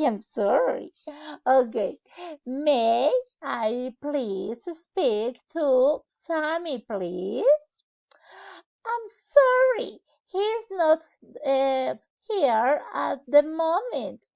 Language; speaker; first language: English; non-native, learner; Spanish